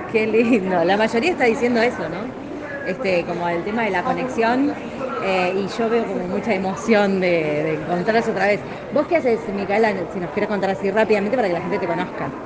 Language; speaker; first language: Spanish; native; Spanish